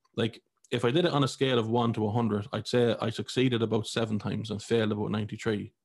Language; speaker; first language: English; native; English